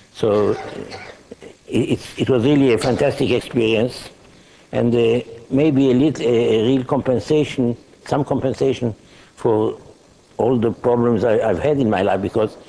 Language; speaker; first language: English; non-native, fluent; Hebrew